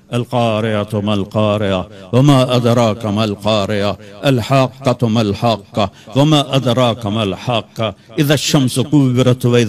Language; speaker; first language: Urdu; non-native, local second language; Punjabi